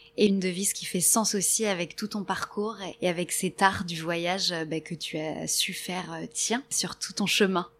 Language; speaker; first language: French; native; French